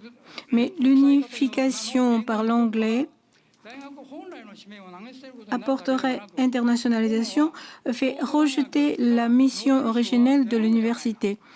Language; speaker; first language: French; non-native, fluent; Japanese